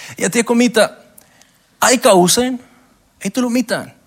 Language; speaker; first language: Finnish; non-native, learner; Spanish